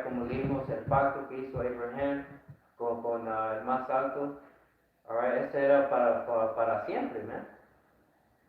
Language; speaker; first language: Spanish; early bilingual, heritage; Spanish